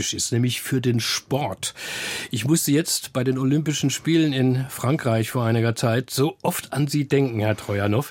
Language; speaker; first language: German; native; German